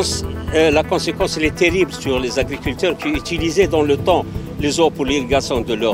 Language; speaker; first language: French; non-native, local second language; Arabic